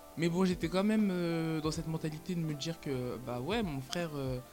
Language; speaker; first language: French; native; French